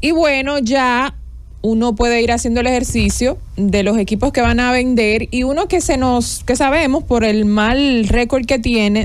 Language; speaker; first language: Spanish; native; Spanish